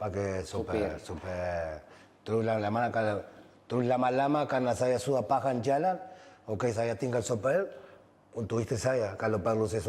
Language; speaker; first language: Indonesian; non-native, fluent; Spanish